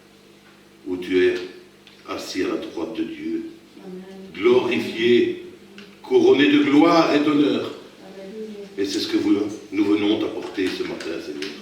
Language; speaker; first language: French; native; French